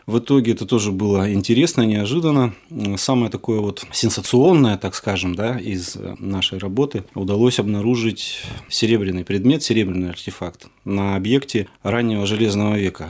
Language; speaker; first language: Russian; native; Russian